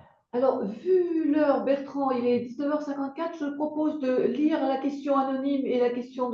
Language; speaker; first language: French; native; French